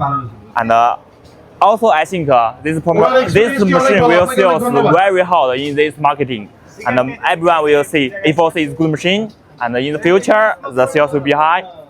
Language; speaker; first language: English; non-native, learner; Chinese